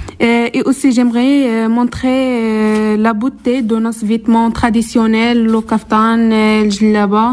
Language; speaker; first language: French; non-native, learner; Arabic